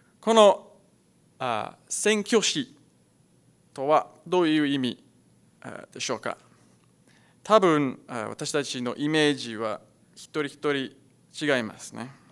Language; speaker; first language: Japanese; non-native, learner; Afrikaans